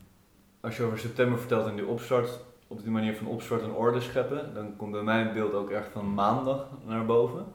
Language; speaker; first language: Dutch; native; Dutch